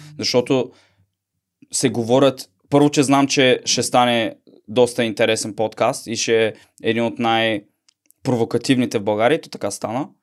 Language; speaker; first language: Bulgarian; native; Bulgarian